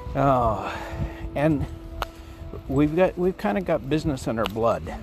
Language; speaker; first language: English; native; English